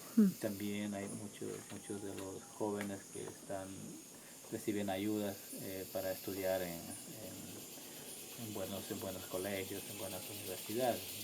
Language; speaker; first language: Spanish; non-native, local second language; Quechua